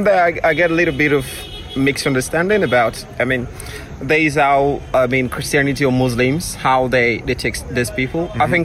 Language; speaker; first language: English; non-native, local second language; Krio